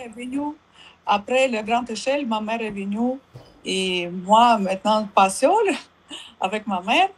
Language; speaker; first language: French; non-native, learner; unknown